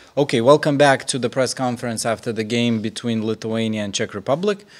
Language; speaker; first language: English; non-native, fluent; Lithuanian